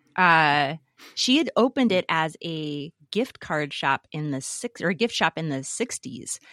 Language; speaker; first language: English; native; English